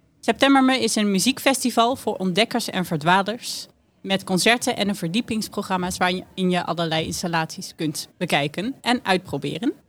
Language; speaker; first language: Dutch; native; Dutch